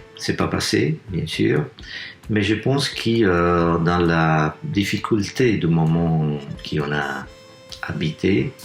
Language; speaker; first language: French; non-native, fluent; Italian